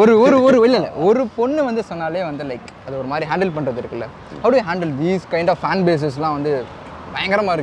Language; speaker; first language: Tamil; native; Tamil